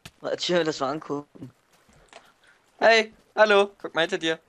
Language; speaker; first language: German; native; German